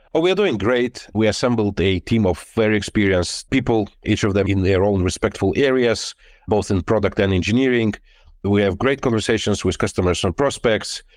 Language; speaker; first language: English; non-native, fluent; Lithuanian